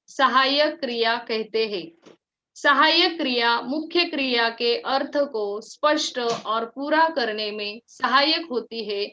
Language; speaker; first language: Hindi; non-native, local second language; Marathi